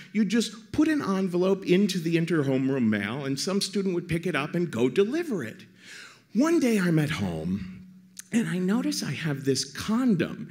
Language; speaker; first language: English; native; English